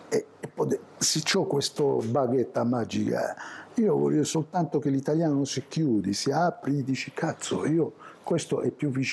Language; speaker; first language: Italian; non-native, fluent; Arabic